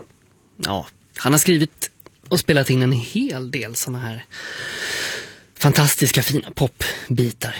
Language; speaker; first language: Swedish; native; Swedish